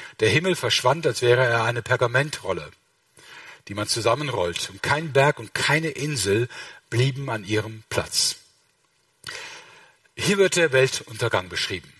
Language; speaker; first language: German; native; German